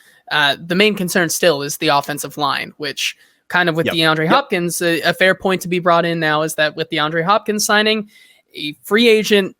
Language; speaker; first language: English; native; English